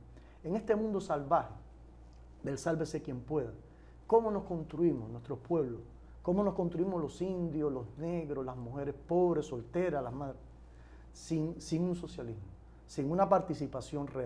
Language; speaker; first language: Spanish; native; Spanish